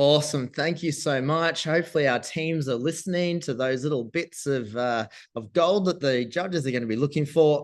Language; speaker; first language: English; native; English